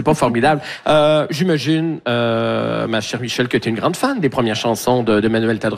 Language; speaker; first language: French; native; French